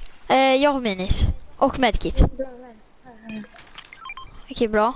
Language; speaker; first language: Swedish; native; Swedish